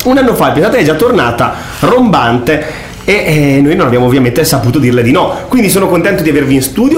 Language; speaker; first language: Italian; native; Italian